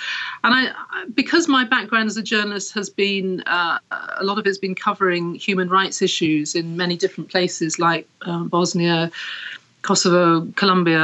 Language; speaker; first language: English; native; English